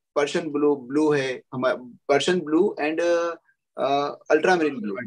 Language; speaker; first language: Hindi; native; Hindi